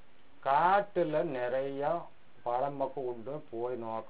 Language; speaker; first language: Tamil; non-native, local second language; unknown